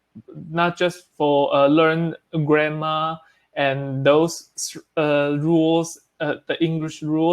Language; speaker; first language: English; non-native, learner; Chinese